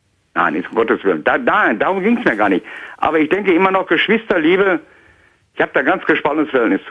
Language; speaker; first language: German; native; German